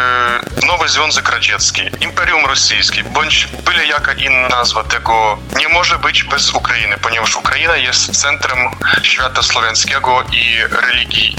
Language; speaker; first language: Polish; non-native, fluent; Ukrainian